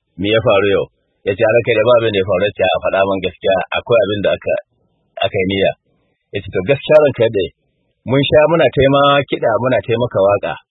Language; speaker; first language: Hausa; native; Hausa